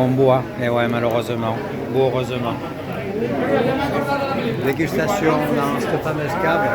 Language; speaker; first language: French; native; French